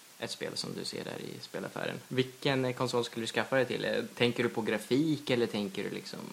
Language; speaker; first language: Swedish; native; Swedish